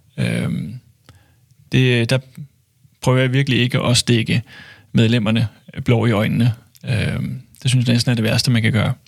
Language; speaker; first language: Danish; native; Danish